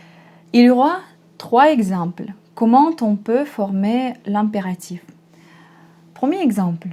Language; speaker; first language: French; non-native, fluent; Russian